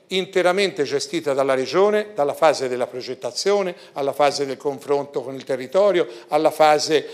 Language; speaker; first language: Italian; native; Italian